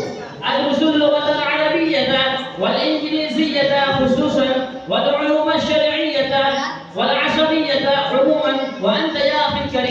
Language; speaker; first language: Arabic; non-native, learner; Urdu